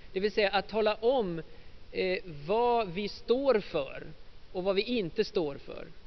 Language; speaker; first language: Swedish; native; Swedish